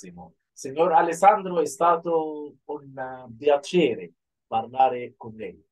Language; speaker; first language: Italian; non-native, fluent; Arabic